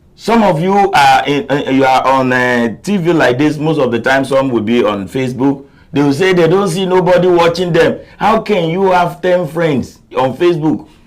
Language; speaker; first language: English; non-native, local second language; Yoruba